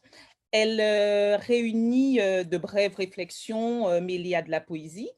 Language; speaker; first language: French; native; French